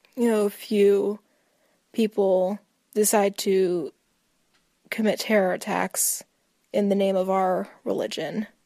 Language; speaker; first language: English; native; English